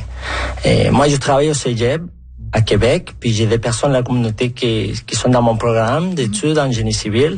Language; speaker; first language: French; non-native, fluent; Spanish